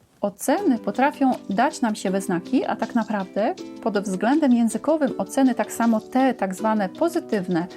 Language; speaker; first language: Polish; native; Polish